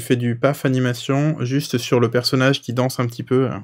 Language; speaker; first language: French; native; French